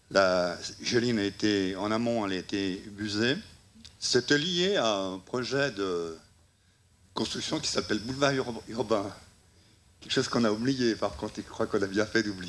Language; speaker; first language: French; native; French